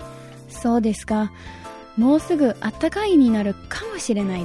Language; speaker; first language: Japanese; non-native, learner; English